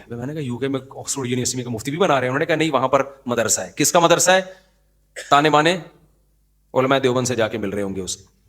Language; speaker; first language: Urdu; native; Urdu